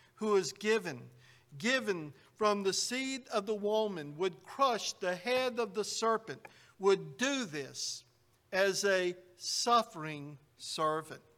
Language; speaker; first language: English; native; English